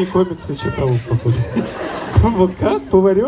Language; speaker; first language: Russian; native; Russian